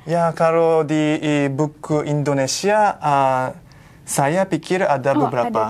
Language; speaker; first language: Indonesian; non-native, fluent; Japanese